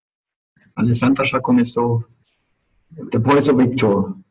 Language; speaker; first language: Portuguese; non-native, fluent; German